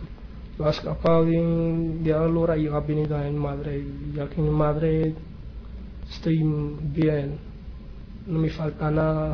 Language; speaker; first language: Spanish; non-native, learner; Arabic